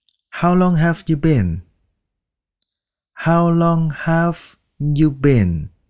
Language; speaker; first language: English; non-native, fluent; Vietnamese